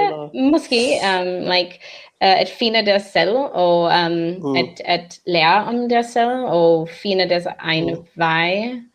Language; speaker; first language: Danish; non-native, learner; English